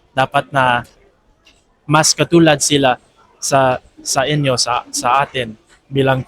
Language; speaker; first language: Filipino; non-native, fluent; English